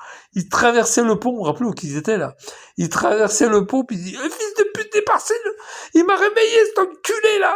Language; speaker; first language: French; native; French